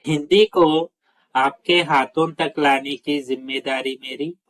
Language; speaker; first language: Hindi; non-native, local second language; Telugu